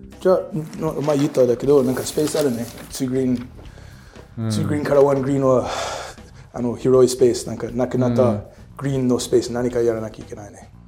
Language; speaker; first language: Japanese; non-native, learner; English